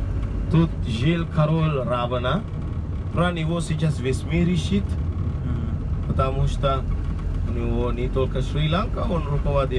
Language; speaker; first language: Russian; non-native, learner; Sinhala